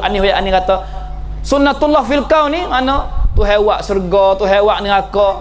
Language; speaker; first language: Malay; native; Malay